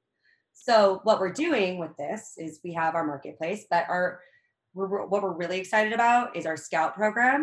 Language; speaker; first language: English; native; English